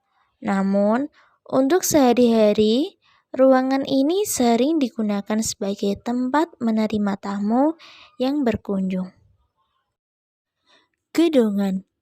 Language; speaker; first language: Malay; non-native, local second language; Javanese